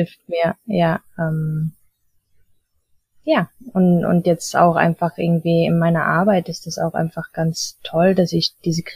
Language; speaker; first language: German; early bilingual, heritage; German